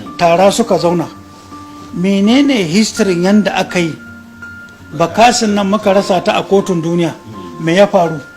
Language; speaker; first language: Hausa; native; Hausa